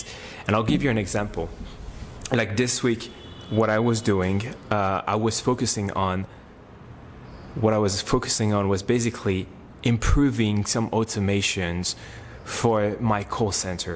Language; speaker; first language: English; non-native, fluent; French